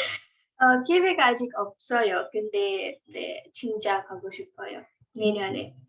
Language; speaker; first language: Korean; non-native, learner; Marathi